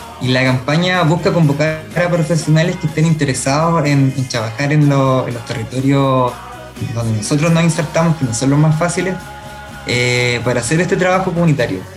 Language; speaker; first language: Spanish; native; Spanish